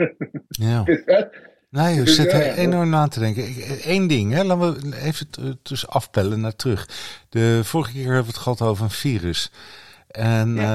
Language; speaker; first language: Dutch; native; Dutch